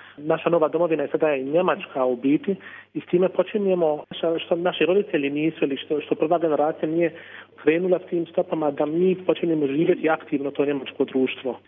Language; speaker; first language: Croatian; early bilingual, heritage; Croatian